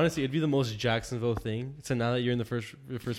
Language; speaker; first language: English; native; English